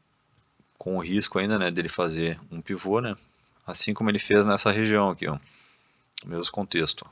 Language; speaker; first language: Portuguese; native; Portuguese